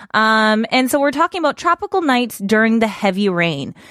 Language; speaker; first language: English; native; English